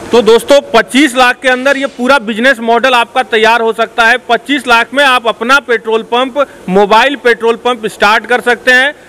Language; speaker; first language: Hindi; native; Hindi